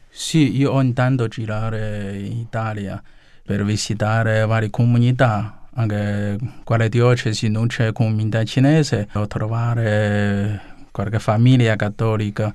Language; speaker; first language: Italian; non-native, learner; Chinese